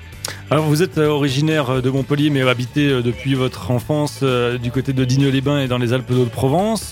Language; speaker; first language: French; native; French